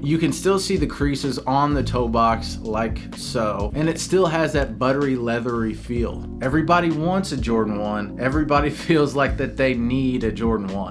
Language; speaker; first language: English; native; English